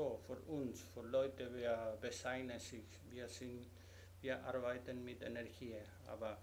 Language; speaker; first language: German; non-native, learner; Spanish